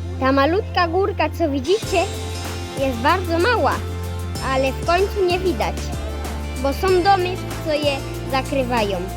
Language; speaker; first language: Polish; early bilingual, heritage; Polish